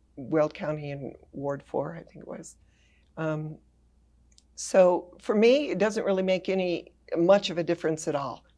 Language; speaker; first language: English; native; English